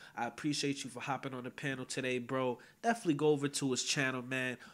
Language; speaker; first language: English; native; English